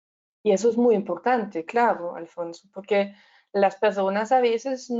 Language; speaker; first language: Spanish; non-native, learner; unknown